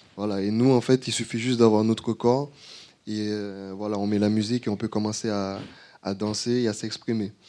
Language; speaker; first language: French; native; French